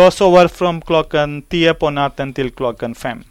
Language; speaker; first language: Swedish; non-native, learner; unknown